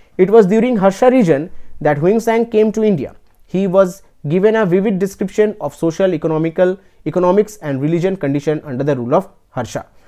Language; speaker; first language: English; non-native, local second language; Bangla